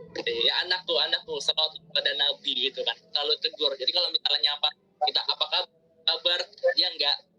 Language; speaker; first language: Indonesian; native; Indonesian